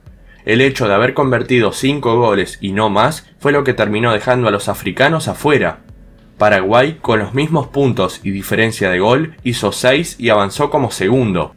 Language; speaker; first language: Spanish; native; Spanish